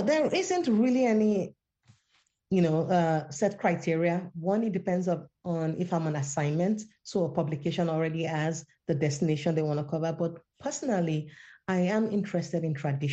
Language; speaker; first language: English; non-native, local second language; Yoruba